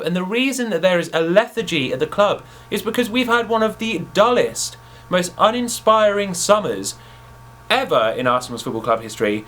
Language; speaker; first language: English; native; English